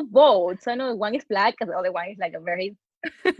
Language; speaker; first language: English; non-native, fluent; Spanish